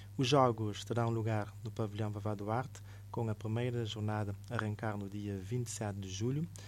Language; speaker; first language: Portuguese; non-native, local second language; Kabuverdianu